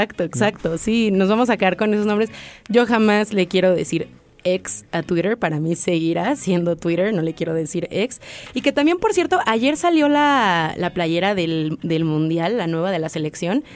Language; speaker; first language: Spanish; native; Spanish